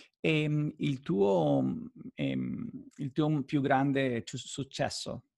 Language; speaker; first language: Italian; non-native, fluent; Spanish